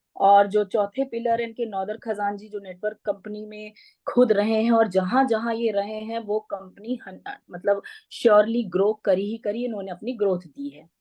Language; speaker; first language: Hindi; native; Hindi